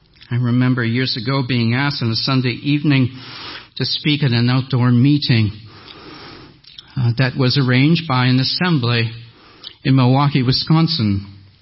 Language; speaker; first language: English; non-native, fluent; French